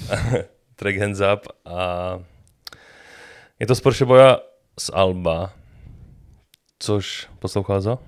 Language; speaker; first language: Czech; native; Czech